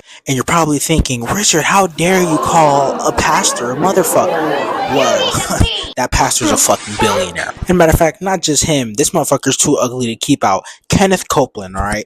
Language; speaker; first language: English; native; English